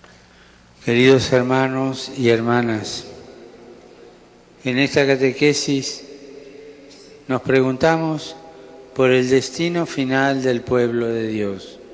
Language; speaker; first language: Spanish; native; Spanish